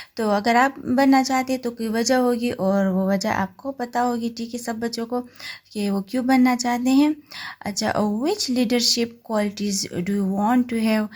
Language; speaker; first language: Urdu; non-native, local second language; Pashto